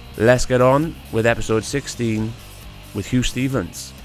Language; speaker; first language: English; native; English